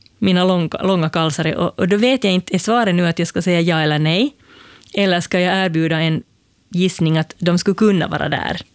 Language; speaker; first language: Swedish; native; Swedish